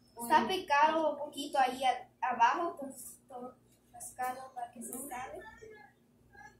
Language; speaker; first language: Spanish; early bilingual, heritage; Spanish